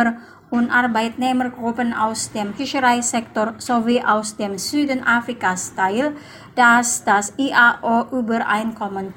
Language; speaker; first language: German; non-native, fluent; Indonesian